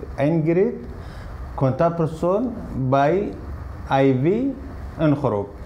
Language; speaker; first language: Dutch; non-native, learner; Arabic